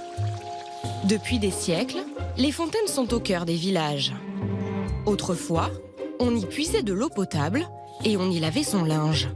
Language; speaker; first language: French; native; French